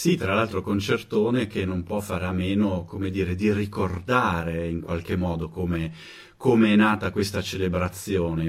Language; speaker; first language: Italian; native; Italian